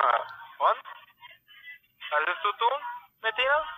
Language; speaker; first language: German; non-native, fluent; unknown